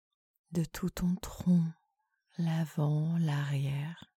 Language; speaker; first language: French; native; French